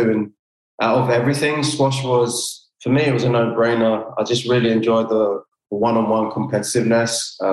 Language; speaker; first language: English; native; English